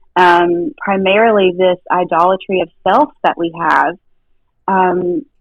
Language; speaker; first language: English; native; English